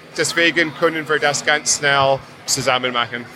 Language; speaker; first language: German; non-native, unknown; English